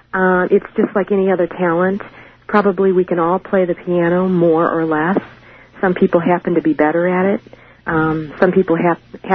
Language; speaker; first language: English; native; English